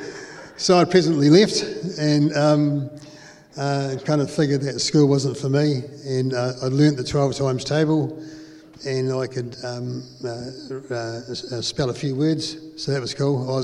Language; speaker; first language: English; native; English